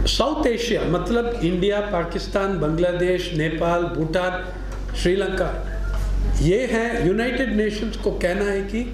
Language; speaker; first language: Hindi; non-native, local second language; Telugu